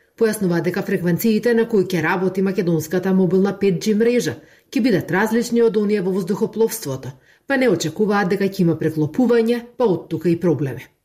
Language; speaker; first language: Macedonian; native; Macedonian